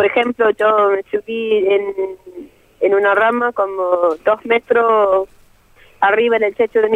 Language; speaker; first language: Spanish; non-native, fluent; French